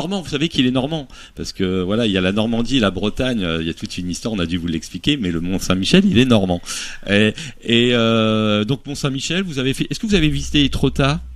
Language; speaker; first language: French; native; French